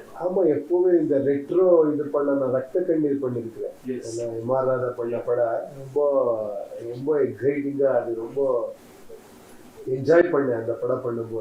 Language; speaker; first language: Tamil; non-native, learner; Kannada